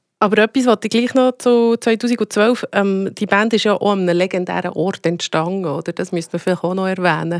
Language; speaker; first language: German; native; German